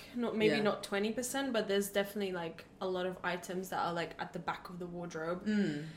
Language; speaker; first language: English; non-native, fluent; Latvian